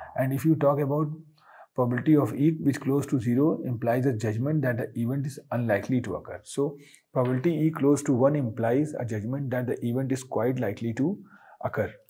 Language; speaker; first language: English; non-native, local second language; Hindi